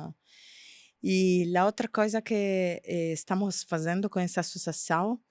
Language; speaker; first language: Portuguese; non-native, fluent; Italian